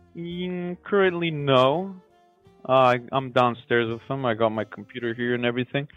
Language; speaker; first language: English; non-native, fluent; Macedonian